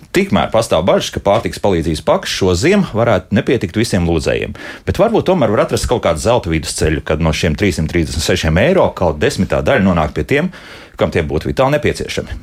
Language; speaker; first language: Latvian; native; Latvian